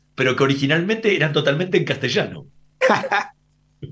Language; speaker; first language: Spanish; early bilingual, other home language; Hebrew